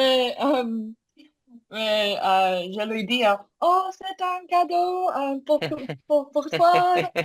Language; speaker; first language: French; non-native, learner; Korean